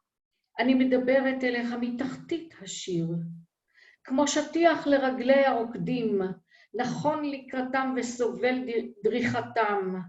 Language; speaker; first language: Hebrew; native; Hebrew